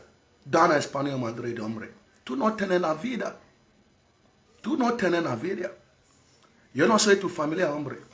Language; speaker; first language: Spanish; non-native, learner; Bini